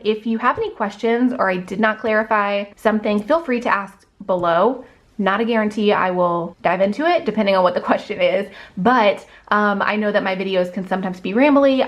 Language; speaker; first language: English; native; English